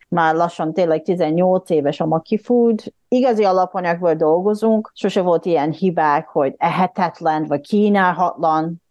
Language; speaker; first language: Hungarian; non-native, fluent; Japanese